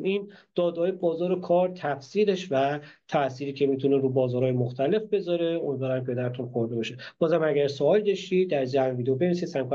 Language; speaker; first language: Persian; native; Persian